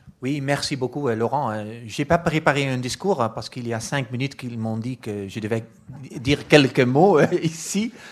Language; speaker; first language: French; non-native, fluent; Dutch